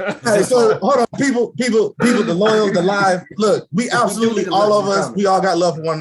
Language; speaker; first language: English; native; English